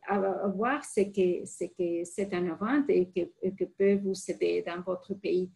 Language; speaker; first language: French; non-native, fluent; Spanish